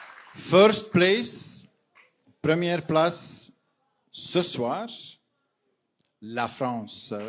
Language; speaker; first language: French; non-native, fluent; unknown